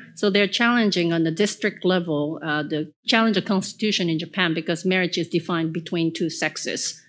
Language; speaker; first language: English; early bilingual, other home language; Korean